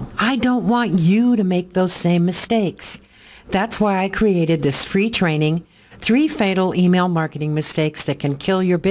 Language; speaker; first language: English; native; English